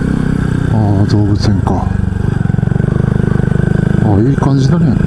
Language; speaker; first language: Japanese; native; Japanese